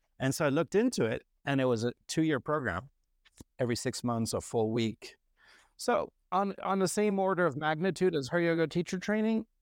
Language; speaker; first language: English; non-native, fluent; French